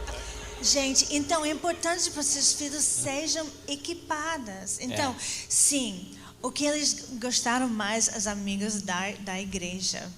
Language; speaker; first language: Portuguese; non-native, fluent; English